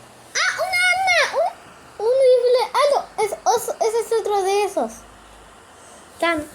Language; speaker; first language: Spanish; native; Spanish